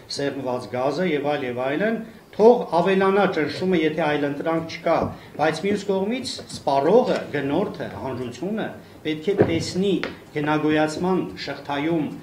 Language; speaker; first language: Armenian; native; Armenian